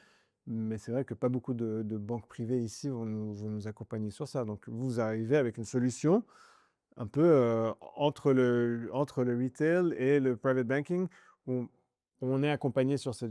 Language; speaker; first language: French; native; French